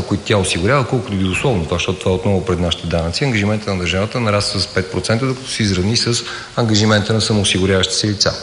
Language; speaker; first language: Bulgarian; native; Bulgarian